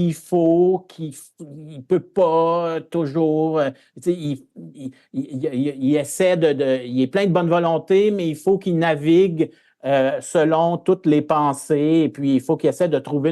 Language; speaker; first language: French; native; French